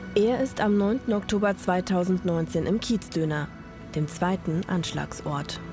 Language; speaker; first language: German; native; German